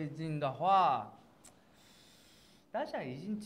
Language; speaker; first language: Chinese; non-native, learner; Japanese